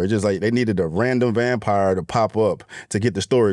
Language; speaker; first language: English; native; English